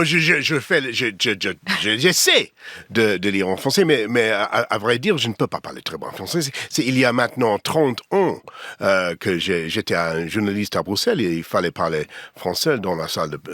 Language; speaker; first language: French; non-native, learner; English